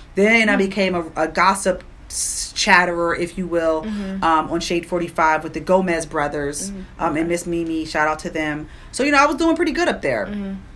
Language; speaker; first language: English; native; English